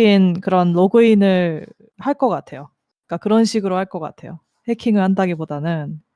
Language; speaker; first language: Korean; native; Korean